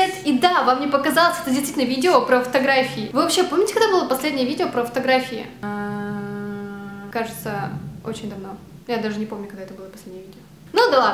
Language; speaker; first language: Russian; native; Russian